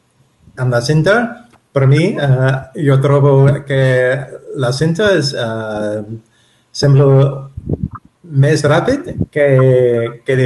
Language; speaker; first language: Catalan; non-native, learner; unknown